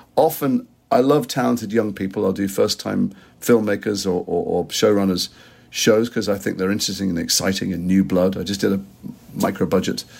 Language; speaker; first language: English; native; English